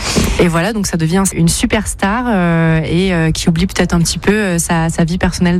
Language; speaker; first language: French; native; French